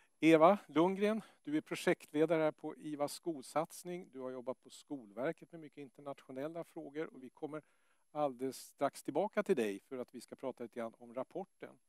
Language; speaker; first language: Swedish; native; Swedish